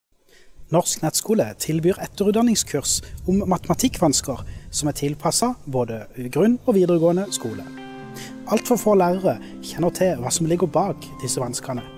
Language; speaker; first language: Norwegian; native; Norwegian